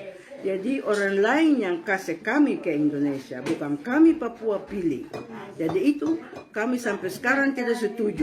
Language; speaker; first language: Indonesian; non-native, local second language; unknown